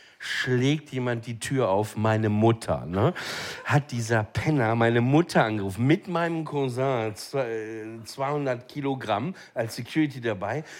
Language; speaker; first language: German; native; German